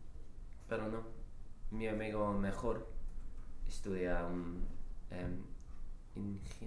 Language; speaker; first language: Spanish; non-native, fluent; English